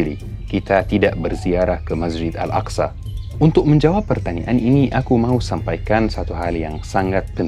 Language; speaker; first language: Indonesian; non-native, fluent; Arabic